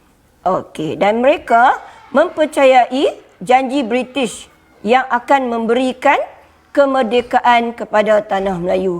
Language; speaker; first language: Malay; native; Malay